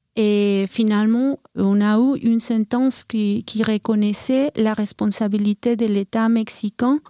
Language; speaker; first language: French; non-native, fluent; Spanish